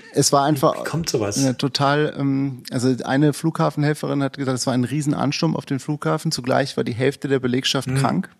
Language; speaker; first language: German; native; German